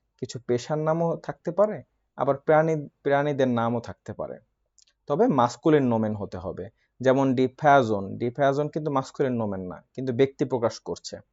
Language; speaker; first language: Bangla; native; Bangla